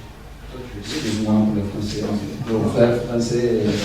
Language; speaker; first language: French; non-native, learner; Italian